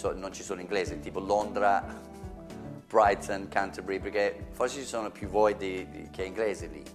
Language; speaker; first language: Italian; non-native, fluent; English